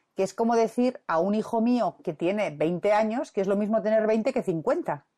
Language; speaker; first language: Spanish; native; Spanish